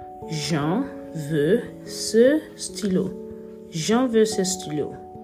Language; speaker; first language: French; non-native, fluent; Yoruba